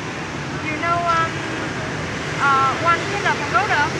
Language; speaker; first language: English; non-native, learner; Vietnamese